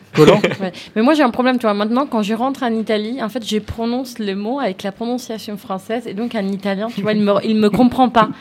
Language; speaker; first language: French; non-native, fluent; Italian